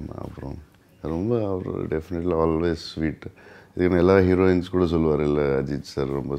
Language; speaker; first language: Tamil; non-native, learner; Telugu